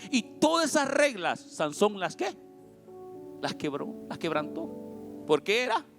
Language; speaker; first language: Spanish; native; Spanish